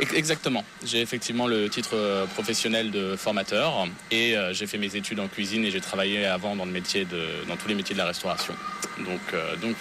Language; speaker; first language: French; native; French